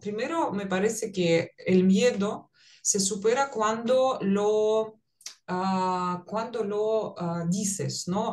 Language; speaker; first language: Spanish; non-native, fluent; Russian